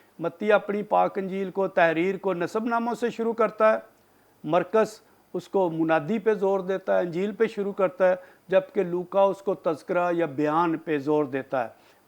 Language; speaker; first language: Urdu; non-native, local second language; Punjabi